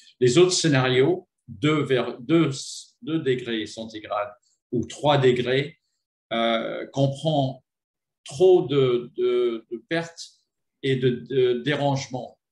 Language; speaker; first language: French; non-native, fluent; English